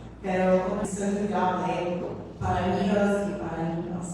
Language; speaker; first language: Spanish; non-native, learner; English